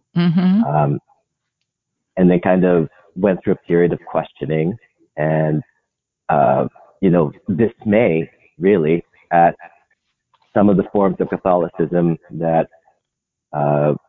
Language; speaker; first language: English; non-native, local second language; Filipino